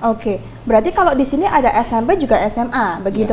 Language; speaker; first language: Indonesian; native; Indonesian